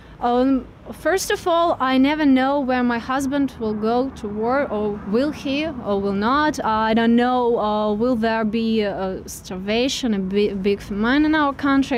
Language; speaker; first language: English; non-native, fluent; Russian